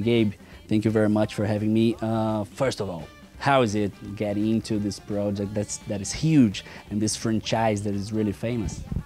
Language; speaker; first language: English; non-native, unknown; Portuguese